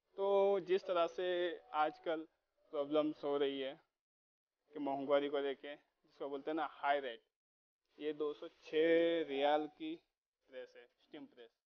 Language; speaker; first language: Hindi; native; Hindi